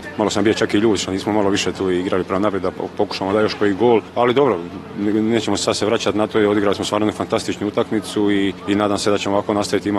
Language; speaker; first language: Croatian; early bilingual, heritage; Croatian